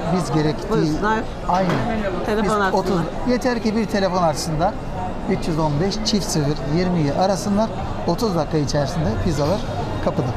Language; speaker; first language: Turkish; native; Turkish